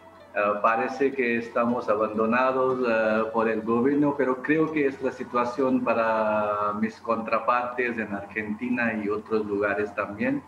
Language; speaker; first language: Spanish; non-native, fluent; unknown